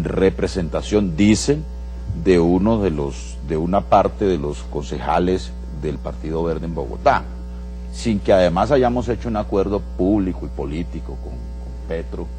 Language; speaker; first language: Spanish; native; Spanish